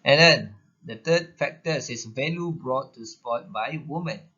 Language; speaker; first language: English; non-native, local second language; Malay